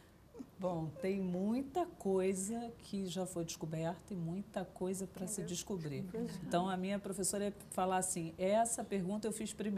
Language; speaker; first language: Portuguese; native; Portuguese